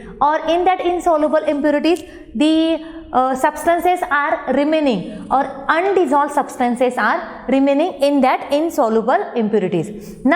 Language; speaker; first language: English; non-native, local second language; Marathi